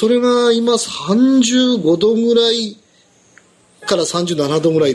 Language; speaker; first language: Japanese; native; Japanese